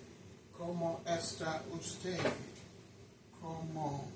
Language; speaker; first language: Spanish; non-native, learner; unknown